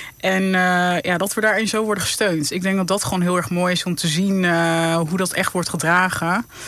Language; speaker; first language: Dutch; early bilingual, other home language; Papiamento